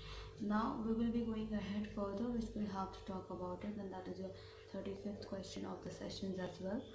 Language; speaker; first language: English; non-native, local second language; Hindi